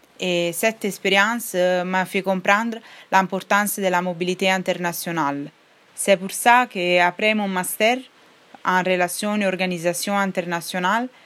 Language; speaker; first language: French; non-native, fluent; Italian